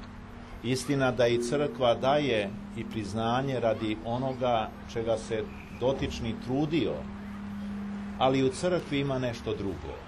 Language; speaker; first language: Serbian; native; Serbian